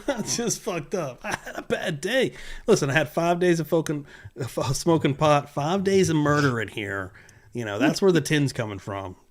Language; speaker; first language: English; native; English